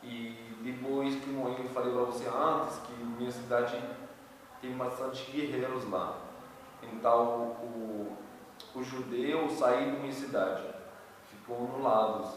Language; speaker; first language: Portuguese; non-native, learner; Arabic